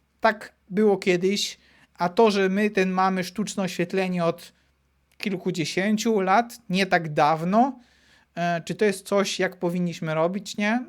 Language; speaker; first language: Polish; native; Polish